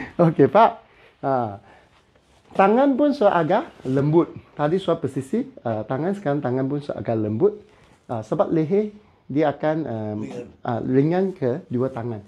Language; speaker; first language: Malay; non-native, local second language; Chinese